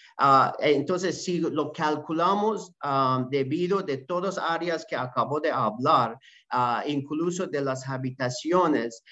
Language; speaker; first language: Spanish; non-native, learner; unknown